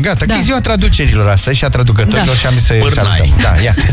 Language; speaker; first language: Romanian; native; Romanian